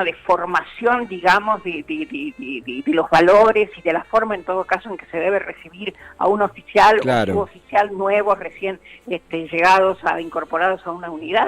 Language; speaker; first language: Spanish; native; Spanish